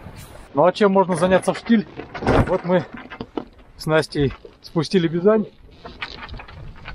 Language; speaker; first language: Russian; native; Russian